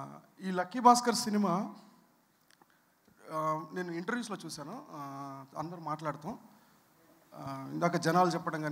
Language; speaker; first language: Telugu; native; Telugu